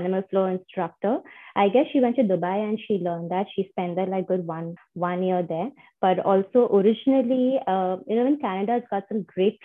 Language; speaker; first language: English; non-native, local second language; Hindi